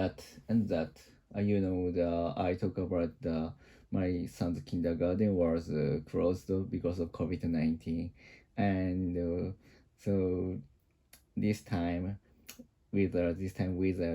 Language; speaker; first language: English; non-native, learner; Japanese